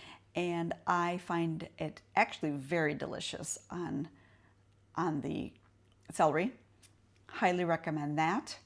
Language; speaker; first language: English; native; English